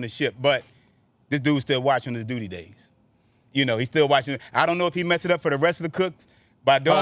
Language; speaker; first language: English; native; English